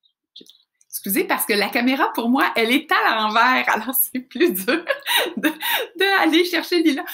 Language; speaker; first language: French; native; French